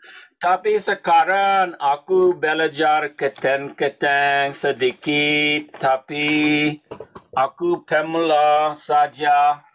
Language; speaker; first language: Indonesian; non-native, learner; English